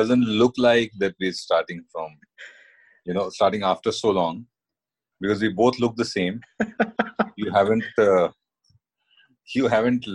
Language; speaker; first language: English; non-native, local second language; Hindi